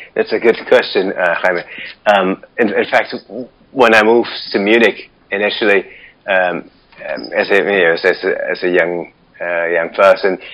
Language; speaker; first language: English; non-native, fluent; Russian